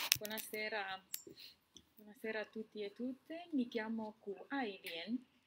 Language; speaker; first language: Italian; non-native, fluent; Chinese